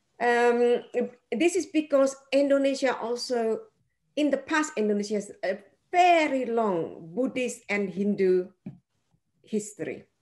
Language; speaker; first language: English; non-native, fluent; Indonesian